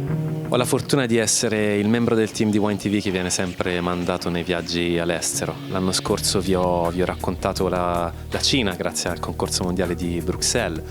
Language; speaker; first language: Italian; native; Italian